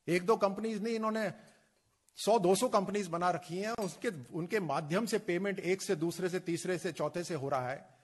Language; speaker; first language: Hindi; native; Hindi